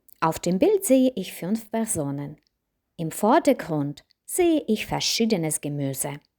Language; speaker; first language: German; non-native, fluent; Ukrainian